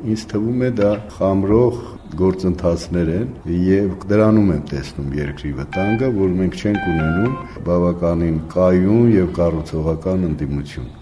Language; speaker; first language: Armenian; native; Armenian